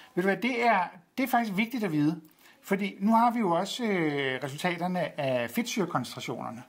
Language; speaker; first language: Danish; native; Danish